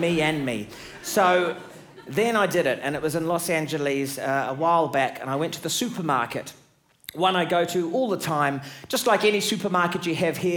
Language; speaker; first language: English; native; English